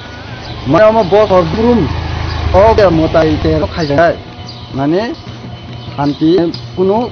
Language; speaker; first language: Bangla; non-native, local second language; Kok Borok